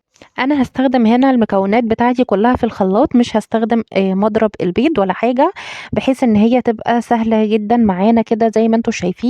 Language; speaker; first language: Arabic; native; Arabic